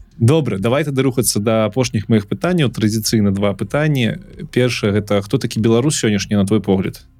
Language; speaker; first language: Belarusian; non-native, local second language; Russian